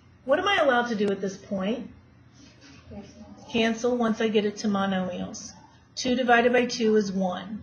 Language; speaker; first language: English; native; English